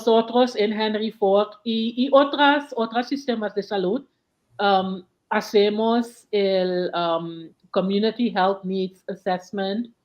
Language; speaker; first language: Spanish; non-native, learner; English